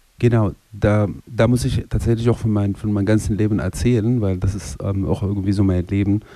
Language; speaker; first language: German; non-native, fluent; Arabic